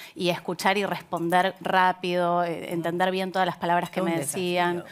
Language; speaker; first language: Spanish; native; Spanish